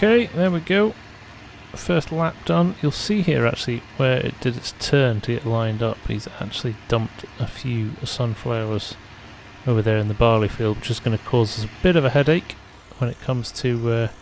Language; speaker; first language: English; native; English